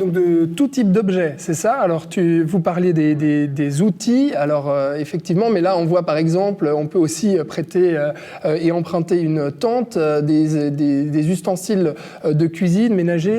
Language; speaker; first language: French; native; French